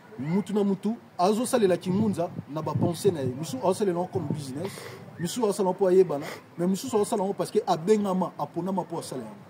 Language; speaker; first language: Lingala; non-native, local second language; Kongo